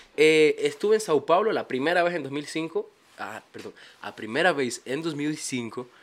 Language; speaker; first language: Portuguese; non-native, fluent; Spanish